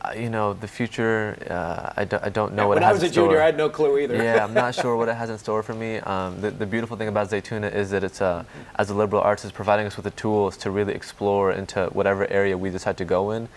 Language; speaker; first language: English; native; English